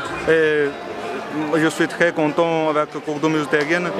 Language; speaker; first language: French; non-native, learner; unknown